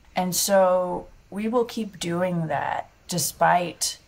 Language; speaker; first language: English; native; English